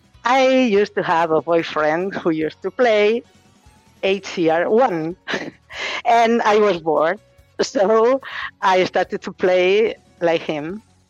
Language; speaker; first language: English; non-native, fluent; Catalan